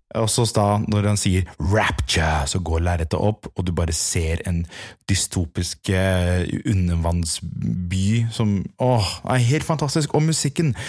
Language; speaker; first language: Norwegian; native; Norwegian